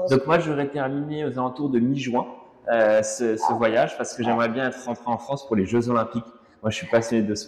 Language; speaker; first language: French; native; French